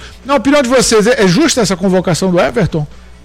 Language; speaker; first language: Portuguese; native; Portuguese